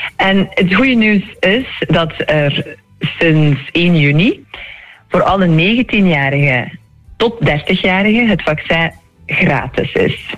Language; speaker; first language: Dutch; early bilingual, other home language; Turkish